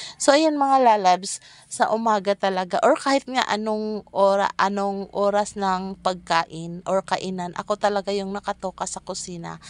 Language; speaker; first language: Filipino; non-native, local second language; Cebuano